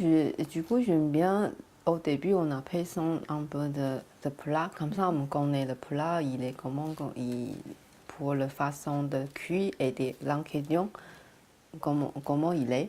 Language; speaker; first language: French; non-native, learner; Chinese